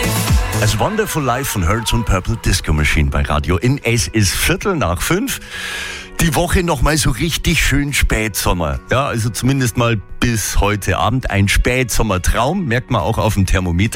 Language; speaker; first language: German; native; German